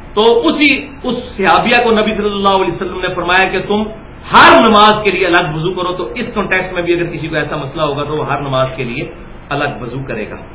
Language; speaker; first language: Urdu; non-native, local second language; Punjabi